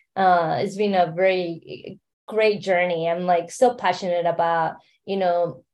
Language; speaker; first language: English; non-native, fluent; Spanish